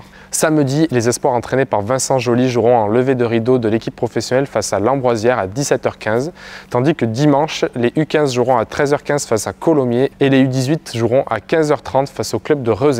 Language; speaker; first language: French; native; French